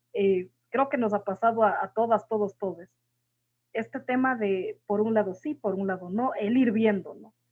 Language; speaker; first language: Spanish; native; Spanish